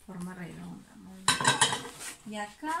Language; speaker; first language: Spanish; native; Spanish